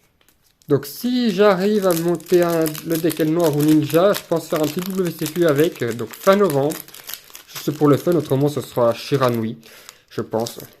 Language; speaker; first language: French; native; French